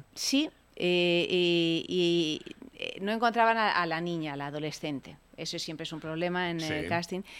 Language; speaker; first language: Spanish; early bilingual, other home language; Italian